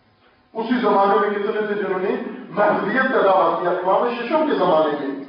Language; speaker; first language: Urdu; native; Urdu